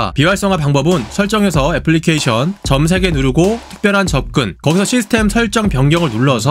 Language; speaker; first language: Korean; native; Korean